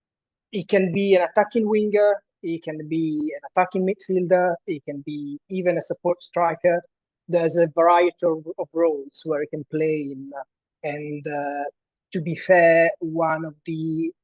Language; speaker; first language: English; non-native, fluent; Italian